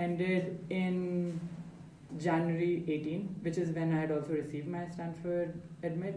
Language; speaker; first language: English; non-native, local second language; Hindi